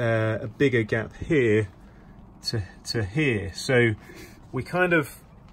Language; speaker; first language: English; native; English